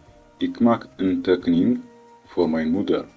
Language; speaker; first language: Dutch; non-native, learner; Tigrinya